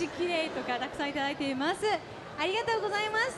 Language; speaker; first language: Japanese; native; Japanese